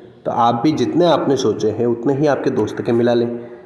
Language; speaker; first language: Hindi; native; Hindi